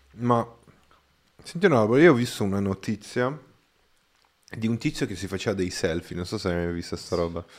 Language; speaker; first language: Italian; non-native, fluent; Portuguese